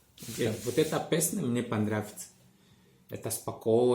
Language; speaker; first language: Russian; non-native, learner; Portuguese